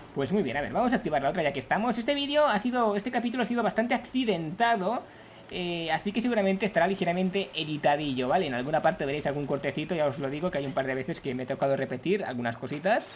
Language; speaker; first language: Spanish; native; Spanish